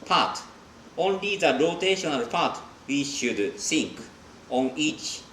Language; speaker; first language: English; non-native, fluent; Japanese